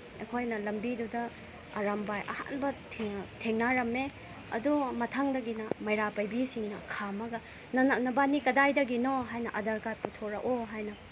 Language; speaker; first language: Manipuri; non-native, local second language; Rongmei Naga